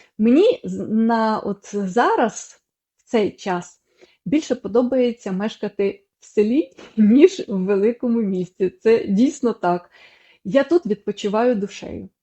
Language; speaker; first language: Ukrainian; non-native, local second language; Russian